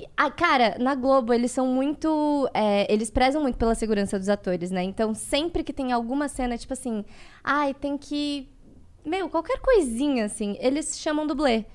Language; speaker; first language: Portuguese; native; Portuguese